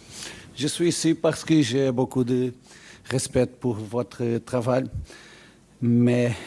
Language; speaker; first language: French; non-native, learner; Portuguese